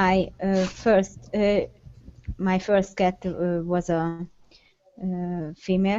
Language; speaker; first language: English; non-native, learner; Hungarian